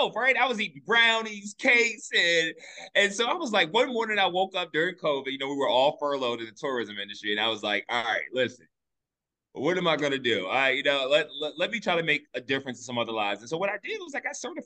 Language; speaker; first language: English; native; English